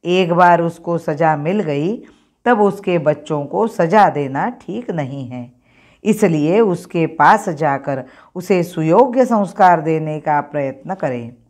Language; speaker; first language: Hindi; non-native, local second language; Marathi